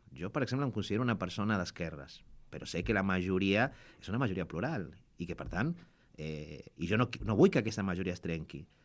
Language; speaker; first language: Catalan; non-native, fluent; Spanish